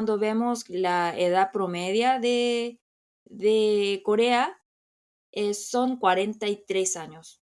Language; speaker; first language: Spanish; non-native, fluent; Korean